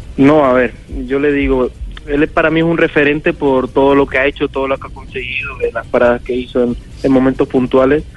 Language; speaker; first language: Spanish; native; Spanish